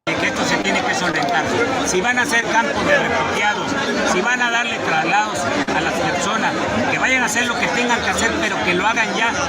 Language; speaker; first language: Spanish; native; Spanish